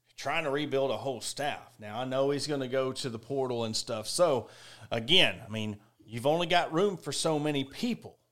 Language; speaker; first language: English; native; English